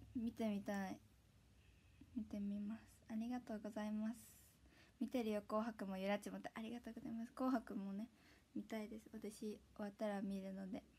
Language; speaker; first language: Japanese; native; Japanese